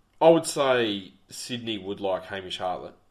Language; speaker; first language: English; native; English